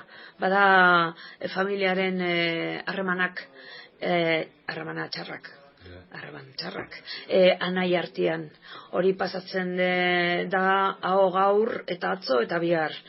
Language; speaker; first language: Basque; non-native, local second language; Spanish